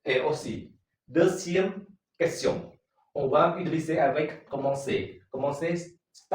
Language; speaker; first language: French; non-native, learner; Khmer